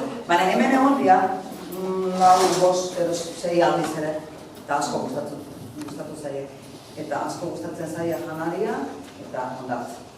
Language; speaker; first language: Basque; non-native, fluent; Finnish